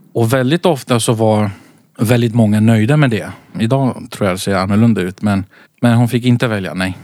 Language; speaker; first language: Swedish; early bilingual, other home language; Central Kurdish